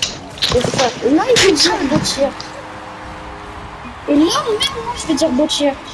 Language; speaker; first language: French; native; French